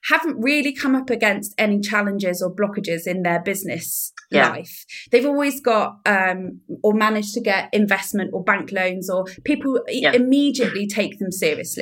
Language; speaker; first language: English; native; English